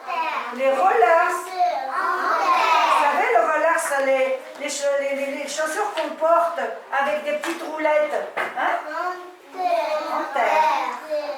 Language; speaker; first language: French; non-native, local second language; Arabic